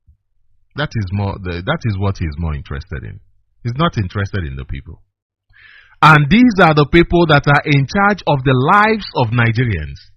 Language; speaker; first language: English; non-native, local second language; Igbo